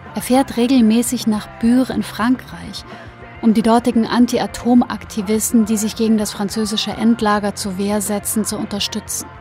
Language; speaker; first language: German; native; German